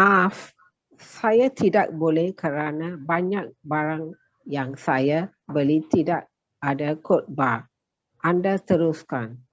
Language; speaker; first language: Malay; non-native, learner; Tamil